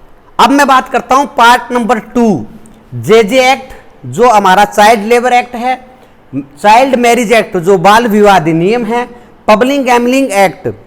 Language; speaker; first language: Hindi; native; Hindi